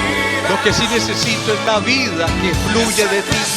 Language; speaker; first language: Spanish; native; Spanish